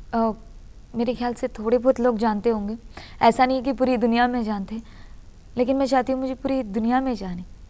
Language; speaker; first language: Hindi; non-native, local second language; Urdu